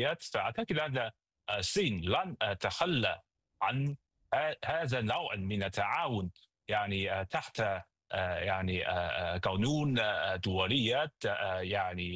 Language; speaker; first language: Arabic; non-native, fluent; Chinese